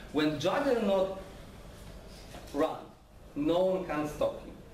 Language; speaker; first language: English; non-native, learner; Polish